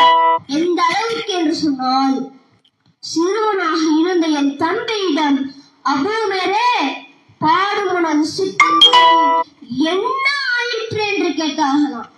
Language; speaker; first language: Tamil; native; Tamil